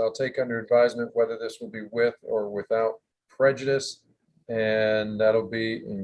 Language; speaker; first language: English; native; English